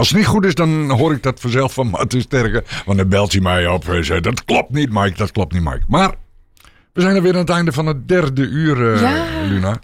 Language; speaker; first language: Dutch; native; Dutch